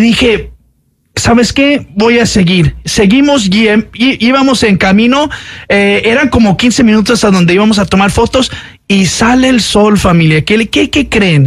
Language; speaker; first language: Spanish; early bilingual, heritage; Spanish